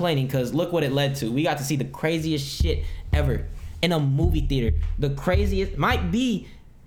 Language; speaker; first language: English; non-native, local second language; Filipino